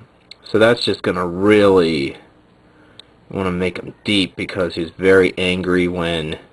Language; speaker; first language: English; native; English